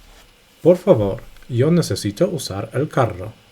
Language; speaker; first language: Spanish; non-native, learner; Polish